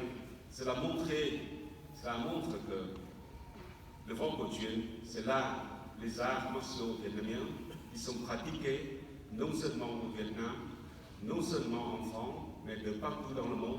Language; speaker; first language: French; non-native, fluent; Vietnamese